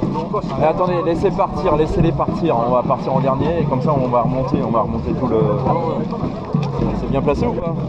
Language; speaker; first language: French; native; French